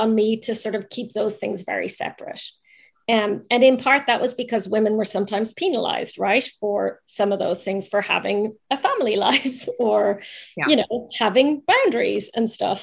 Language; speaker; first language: English; native; English